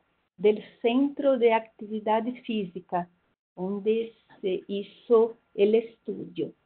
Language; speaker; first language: Spanish; non-native, fluent; Portuguese